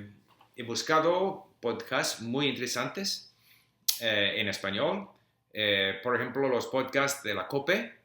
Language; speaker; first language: Spanish; non-native, fluent; English